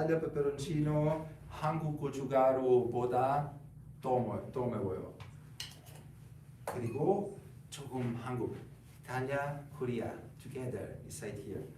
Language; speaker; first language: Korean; non-native, learner; Italian